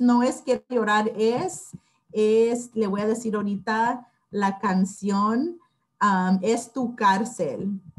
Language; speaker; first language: Spanish; early bilingual, heritage; Spanish